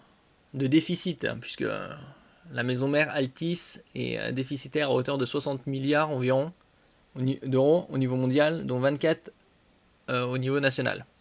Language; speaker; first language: French; native; French